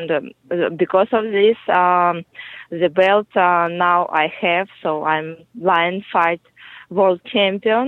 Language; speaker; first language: English; non-native, fluent; Russian